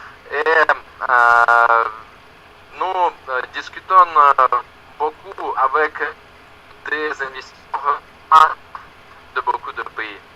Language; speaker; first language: French; non-native, learner; Russian